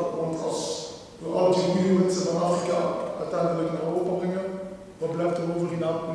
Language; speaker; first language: Dutch; non-native, local second language; French